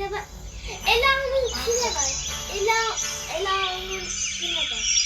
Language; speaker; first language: Turkish; native; Turkish